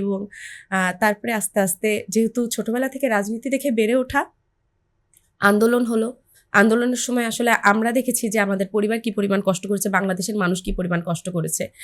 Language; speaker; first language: Bangla; native; Bangla